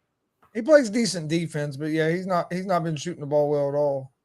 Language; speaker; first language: English; native; English